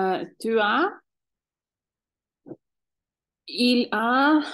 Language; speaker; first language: French; non-native, learner; Spanish